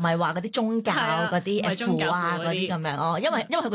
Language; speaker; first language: Cantonese; native; Cantonese